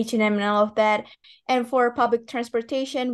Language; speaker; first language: English; non-native, fluent; Indonesian